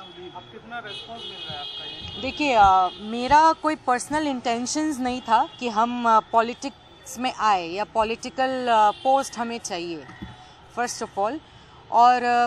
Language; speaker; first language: Hindi; non-native, local second language; Urdu